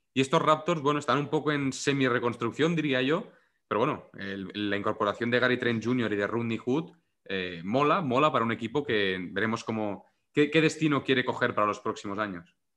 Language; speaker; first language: Spanish; non-native, local second language; Catalan